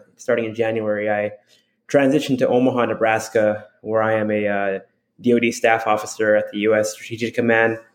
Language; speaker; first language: English; native; English